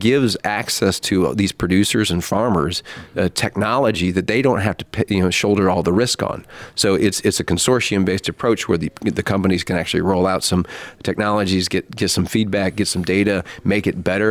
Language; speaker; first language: English; native; English